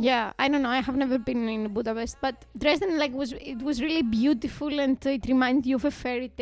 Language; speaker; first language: English; non-native, fluent; Greek